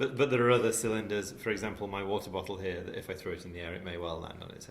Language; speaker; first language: English; native; English